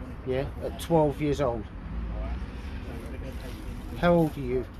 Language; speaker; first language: English; native; English